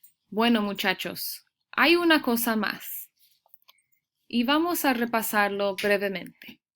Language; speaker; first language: Spanish; early bilingual, heritage; Spanish